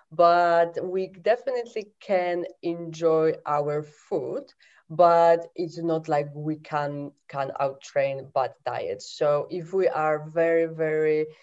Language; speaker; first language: English; non-native, fluent; Polish